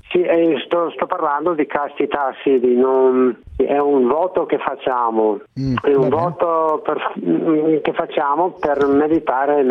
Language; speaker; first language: Italian; non-native, learner; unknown